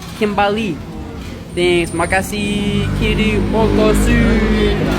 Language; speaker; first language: Indonesian; non-native, learner; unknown